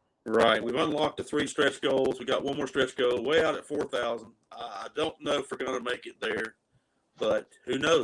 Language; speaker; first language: English; native; English